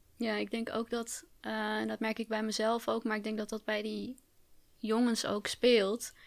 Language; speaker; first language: Dutch; early bilingual, other home language; Turkish